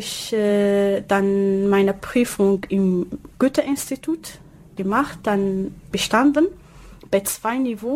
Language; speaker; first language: German; non-native, learner; Arabic